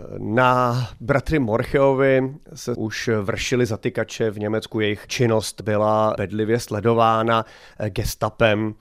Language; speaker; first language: Czech; native; Czech